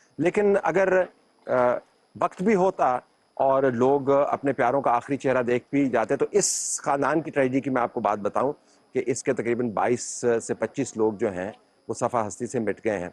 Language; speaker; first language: Urdu; native; Urdu